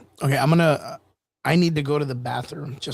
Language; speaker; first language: English; native; English